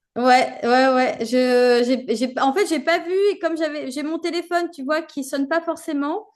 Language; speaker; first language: French; native; French